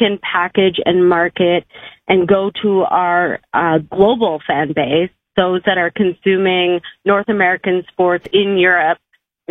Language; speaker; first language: English; native; English